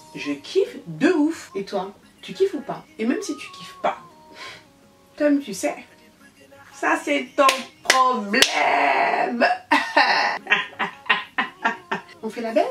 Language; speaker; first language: French; native; French